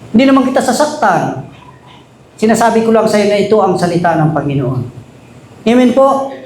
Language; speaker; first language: Filipino; non-native, local second language; Aklanon